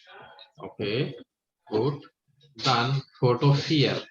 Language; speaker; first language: German; non-native, fluent; Hindi